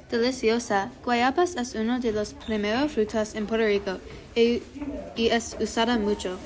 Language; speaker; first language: Spanish; non-native, learner; English